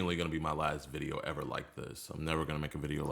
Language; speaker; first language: English; native; English